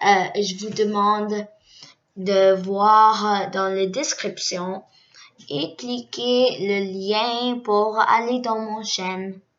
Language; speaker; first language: French; early bilingual, other home language; Korean